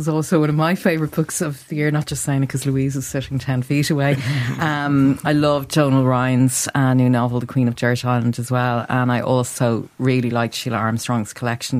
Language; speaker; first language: English; native; English